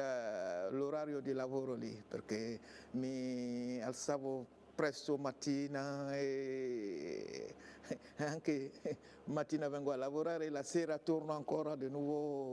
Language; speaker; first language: Italian; non-native, learner; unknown